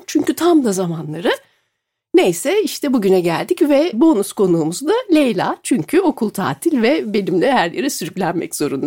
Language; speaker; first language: Turkish; native; Turkish